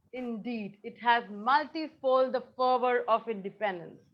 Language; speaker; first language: English; non-native, local second language; Hindi